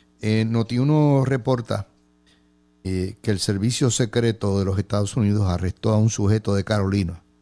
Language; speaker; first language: Spanish; native; Spanish